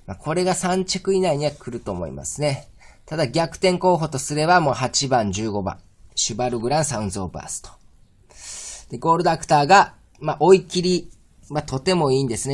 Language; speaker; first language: Japanese; native; Japanese